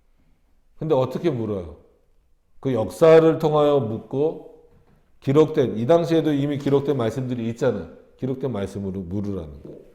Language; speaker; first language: Korean; native; Korean